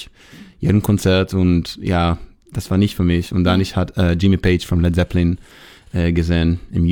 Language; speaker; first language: German; non-native, learner; Hebrew